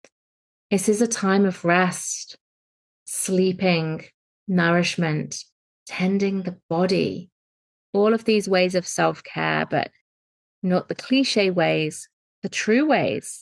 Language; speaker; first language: English; native; English